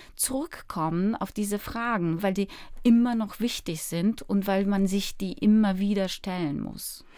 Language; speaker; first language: German; early bilingual, other home language; Polish